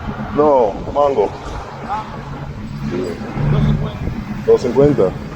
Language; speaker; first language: Spanish; non-native, learner; English